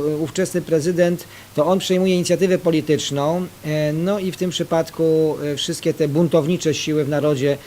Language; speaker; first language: Polish; native; Polish